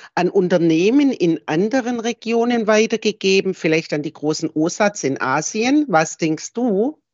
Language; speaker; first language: German; non-native, fluent; English